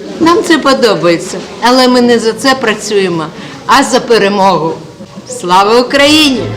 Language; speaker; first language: Ukrainian; non-native, local second language; Russian